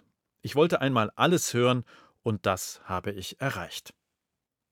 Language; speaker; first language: German; native; German